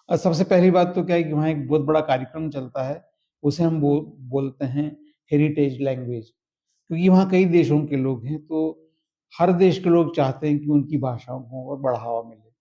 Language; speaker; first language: Hindi; native; Hindi